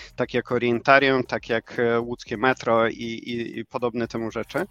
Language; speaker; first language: Polish; non-native, fluent; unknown